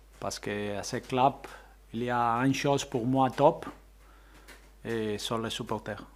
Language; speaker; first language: French; non-native, fluent; Spanish